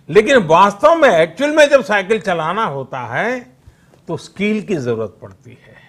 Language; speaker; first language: Hindi; native; Hindi